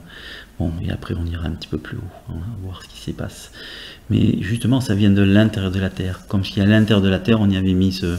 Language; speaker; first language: French; native; French